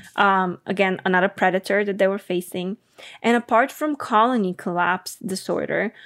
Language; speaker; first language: English; non-native, fluent; Bulgarian